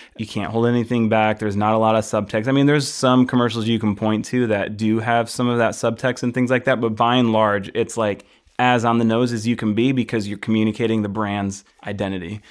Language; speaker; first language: English; native; English